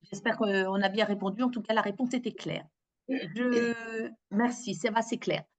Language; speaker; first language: French; native; French